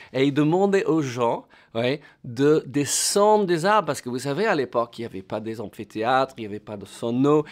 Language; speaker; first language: French; non-native, fluent; English